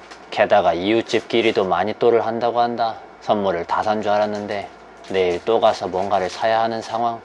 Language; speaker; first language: Korean; native; Korean